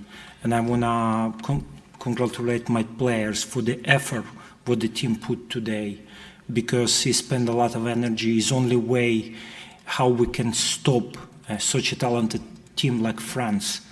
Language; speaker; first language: English; non-native, fluent; Russian